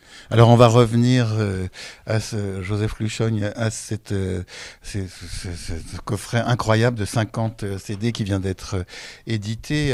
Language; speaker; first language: French; native; French